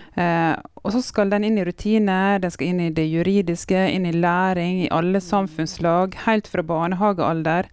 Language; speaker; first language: Norwegian; native; Norwegian